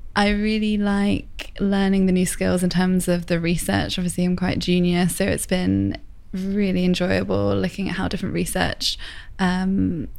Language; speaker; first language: English; native; English